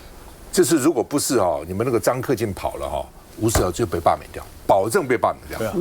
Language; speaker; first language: Chinese; native; Chinese